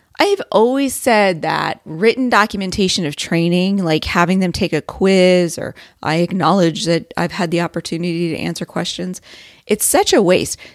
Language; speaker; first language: English; native; English